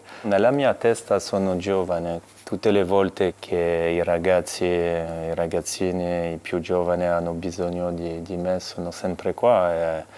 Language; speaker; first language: Italian; non-native, fluent; French